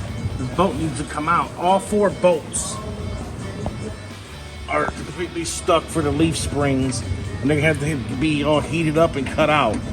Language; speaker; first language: English; native; English